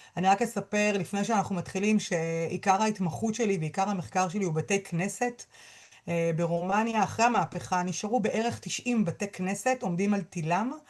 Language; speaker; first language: Hebrew; native; Hebrew